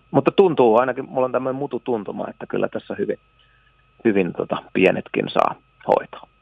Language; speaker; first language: Finnish; native; Finnish